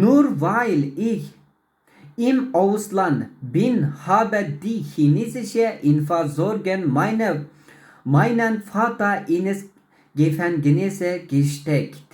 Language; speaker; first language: German; non-native, learner; Uyghur